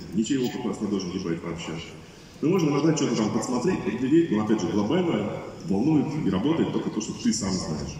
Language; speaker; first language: Russian; native; Russian